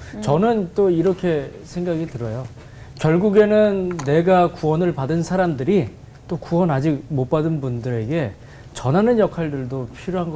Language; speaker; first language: Korean; native; Korean